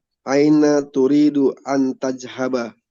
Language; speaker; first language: Arabic; non-native, learner; Indonesian